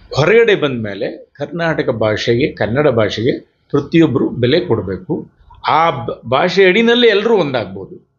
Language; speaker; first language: Kannada; native; Kannada